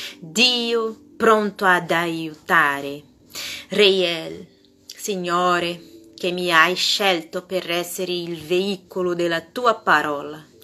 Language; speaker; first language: Italian; non-native, fluent; Portuguese